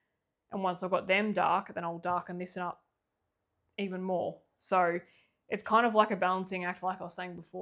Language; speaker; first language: English; native; English